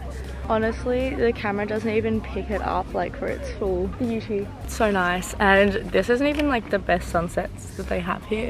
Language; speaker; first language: English; native; English